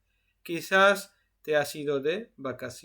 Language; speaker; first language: Spanish; non-native, fluent; Urdu